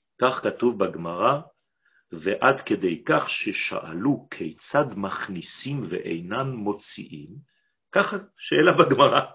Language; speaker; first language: Hebrew; non-native, fluent; French